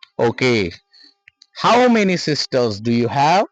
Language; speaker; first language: English; non-native, local second language; Marathi